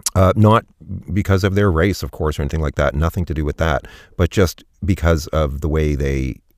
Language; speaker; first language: English; native; English